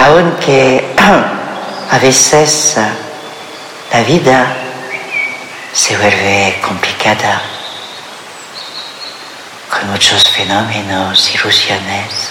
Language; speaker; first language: Spanish; non-native, fluent; French